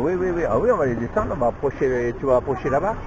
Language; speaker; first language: French; native; French